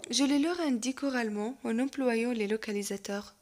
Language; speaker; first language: French; non-native, local second language; Arabic